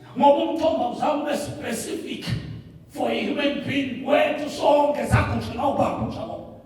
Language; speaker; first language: Zulu; non-native, local second language; Swati